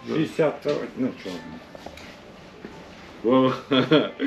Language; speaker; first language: Russian; non-native, local second language; Ingush